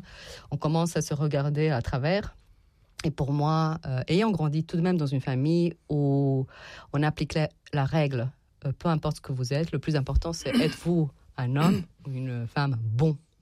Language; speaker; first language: French; non-native, fluent; Serbian